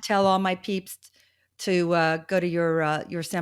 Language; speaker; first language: English; native; English